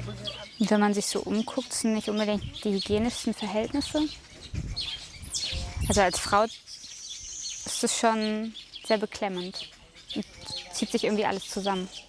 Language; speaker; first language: German; native; German